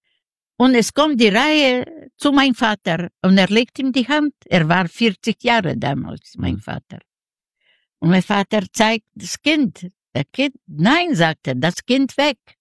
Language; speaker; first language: German; non-native, learner; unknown